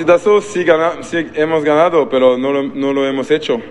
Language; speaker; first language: Spanish; non-native, learner; French